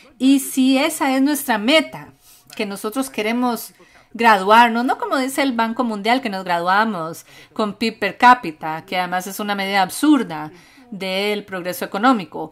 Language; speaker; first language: Spanish; non-native, fluent; English